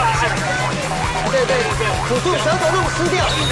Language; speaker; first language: Chinese; native; Chinese